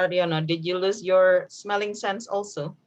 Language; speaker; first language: English; non-native, fluent; Indonesian